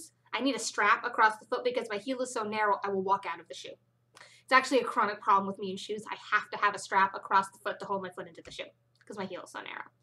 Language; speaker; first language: English; native; English